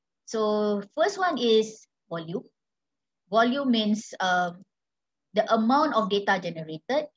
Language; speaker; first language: English; non-native, local second language; Malay